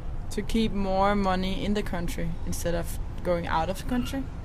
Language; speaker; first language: English; non-native, fluent; Danish